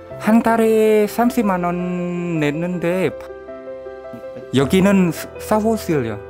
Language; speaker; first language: Korean; non-native, learner; Khmer